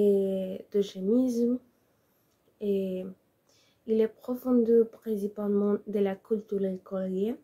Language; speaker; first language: French; non-native, learner; Spanish